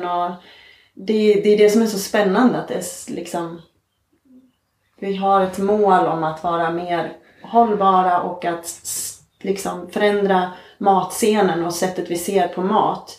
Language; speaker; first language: Swedish; native; Swedish